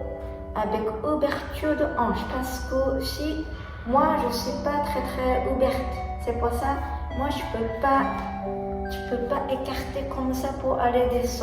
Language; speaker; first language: French; non-native, learner; Japanese